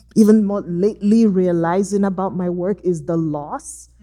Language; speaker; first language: English; non-native, local second language; Igbo